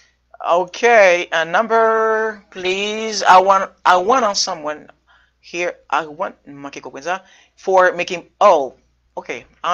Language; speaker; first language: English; non-native, fluent; Haitian Creole